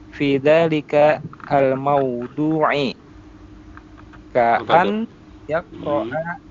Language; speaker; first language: Arabic; non-native, learner; Indonesian